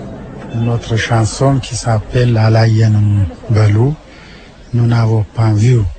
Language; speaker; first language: French; non-native, learner; Amharic